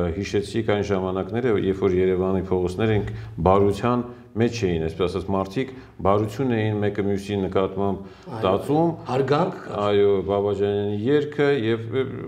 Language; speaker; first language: Armenian; native; Armenian